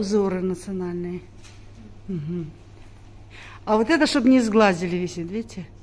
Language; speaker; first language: Russian; native; Russian